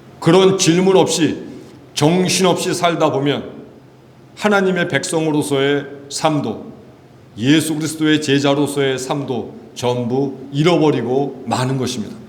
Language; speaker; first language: Korean; native; Korean